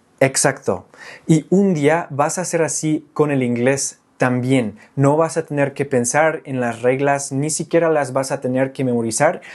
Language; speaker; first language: Spanish; non-native, fluent; English